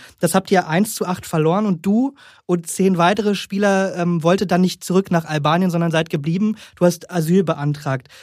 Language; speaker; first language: German; native; German